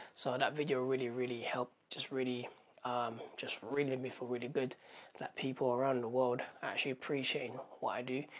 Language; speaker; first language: English; native; English